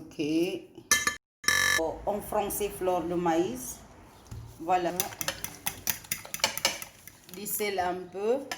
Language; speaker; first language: French; non-native, learner; Filipino